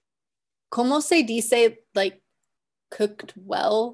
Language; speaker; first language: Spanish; non-native, learner; English